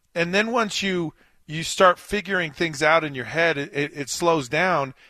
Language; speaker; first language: English; native; English